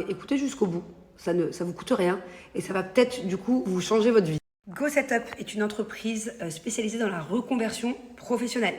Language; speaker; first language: French; native; French